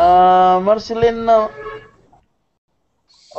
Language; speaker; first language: English; non-native, learner; Arabic